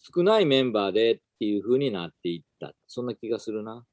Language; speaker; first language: Japanese; native; Japanese